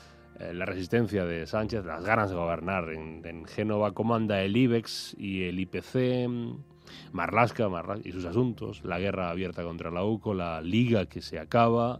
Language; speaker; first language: Spanish; native; Spanish